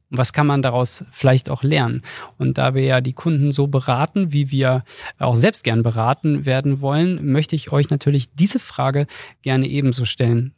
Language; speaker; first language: German; native; German